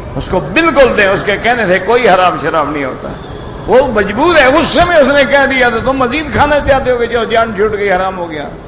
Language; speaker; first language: Urdu; native; Urdu